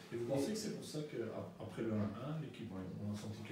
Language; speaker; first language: French; native; French